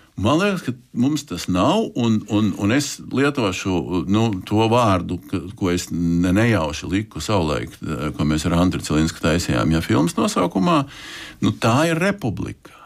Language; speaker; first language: Latvian; native; Latvian